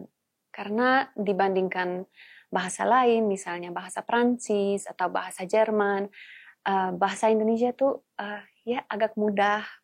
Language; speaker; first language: Indonesian; non-native, fluent; Polish